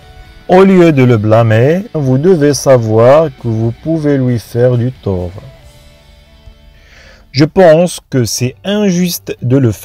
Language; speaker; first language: French; non-native, fluent; Arabic